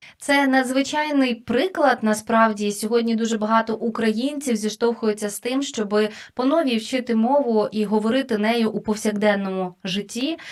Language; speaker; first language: Ukrainian; native; Ukrainian